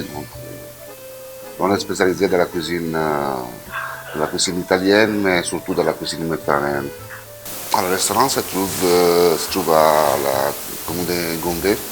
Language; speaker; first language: French; non-native, fluent; Italian